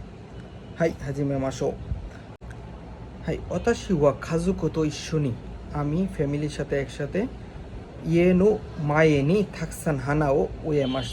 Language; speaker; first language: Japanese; non-native, learner; Bangla